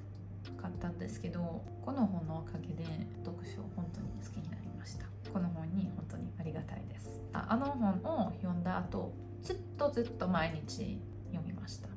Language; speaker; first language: Japanese; non-native, fluent; Hungarian